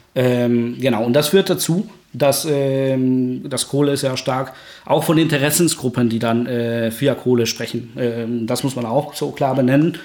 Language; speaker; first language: German; non-native, fluent; Spanish